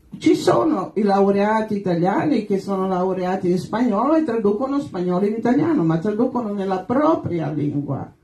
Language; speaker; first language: Italian; non-native, fluent; Croatian